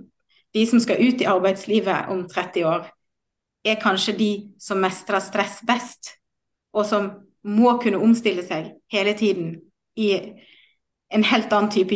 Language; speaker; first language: Norwegian; native; Norwegian